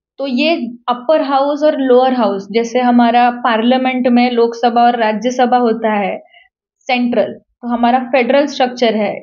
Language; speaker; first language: Hindi; non-native, local second language; Marathi